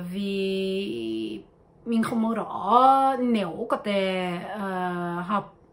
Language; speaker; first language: Vietnamese; non-native, learner; French